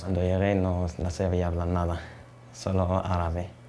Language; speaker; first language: Spanish; non-native, learner; Arabic